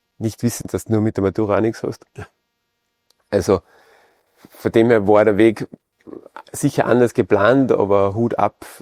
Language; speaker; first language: German; native; German